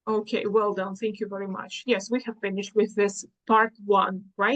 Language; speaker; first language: English; non-native, fluent; Russian